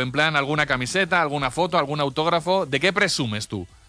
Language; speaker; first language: Spanish; native; Spanish